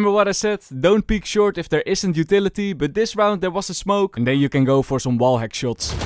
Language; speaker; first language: English; non-native, fluent; Dutch